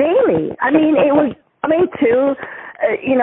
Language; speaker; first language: English; non-native, fluent; Polish